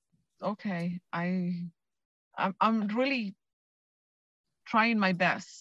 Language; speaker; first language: English; non-native, fluent; Spanish